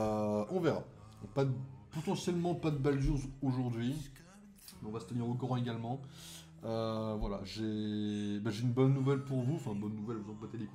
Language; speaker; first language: French; native; French